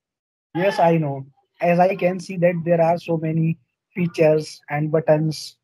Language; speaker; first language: English; non-native, learner; Hindi